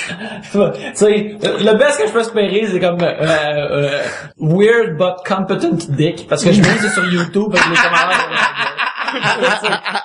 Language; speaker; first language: French; native; French